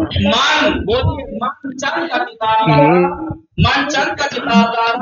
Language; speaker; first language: Persian; non-native, fluent; Urdu